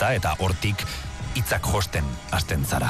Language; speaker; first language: Basque; native; Basque